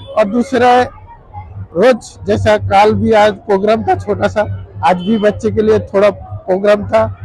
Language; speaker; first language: Hindi; non-native, local second language; Bangla